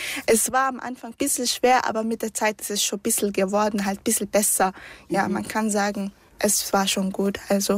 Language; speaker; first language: German; early bilingual, other home language; Arabic